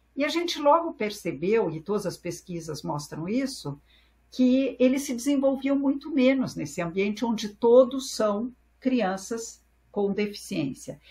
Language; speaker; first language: Portuguese; early bilingual, other home language; French